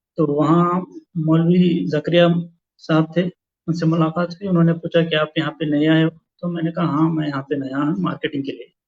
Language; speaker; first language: Urdu; native; Urdu